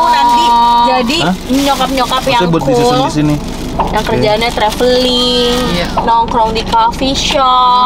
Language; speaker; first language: Indonesian; native; Indonesian